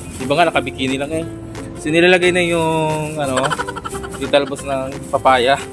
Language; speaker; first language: Filipino; non-native, local second language; Bikol